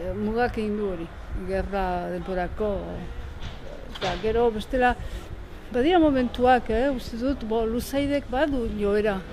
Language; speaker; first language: Basque; native; Basque